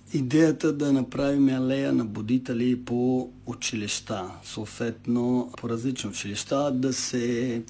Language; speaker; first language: Bulgarian; non-native, fluent; Italian